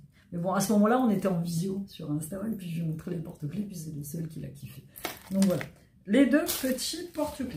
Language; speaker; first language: French; native; French